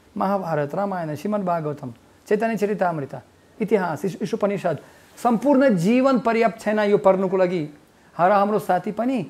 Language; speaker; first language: Nepali; non-native, fluent; Russian